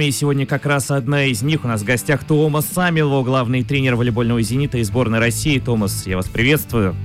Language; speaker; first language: Russian; native; Russian